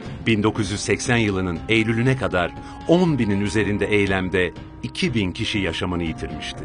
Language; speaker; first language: Turkish; native; Turkish